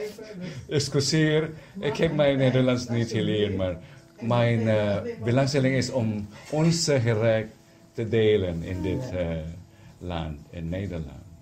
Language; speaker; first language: Dutch; non-native, learner; Filipino